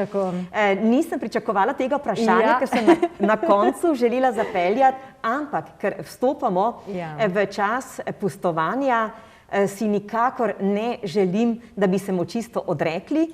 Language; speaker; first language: Slovenian; native; Slovenian